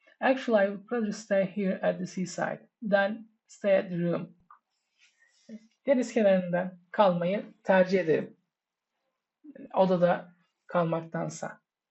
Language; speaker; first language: English; non-native, fluent; Turkish